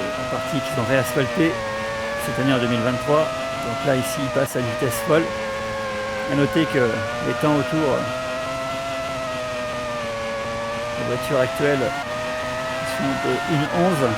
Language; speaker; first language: French; native; French